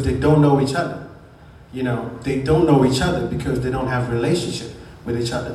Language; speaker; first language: English; non-native, local second language; Shona